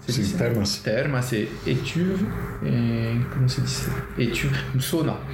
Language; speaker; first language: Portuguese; non-native, learner; French